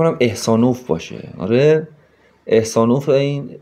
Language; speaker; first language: Persian; native; Persian